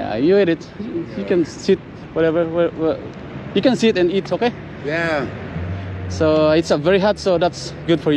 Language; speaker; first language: English; non-native, learner; Filipino